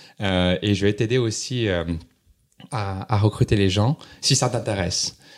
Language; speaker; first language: French; non-native, fluent; Cantonese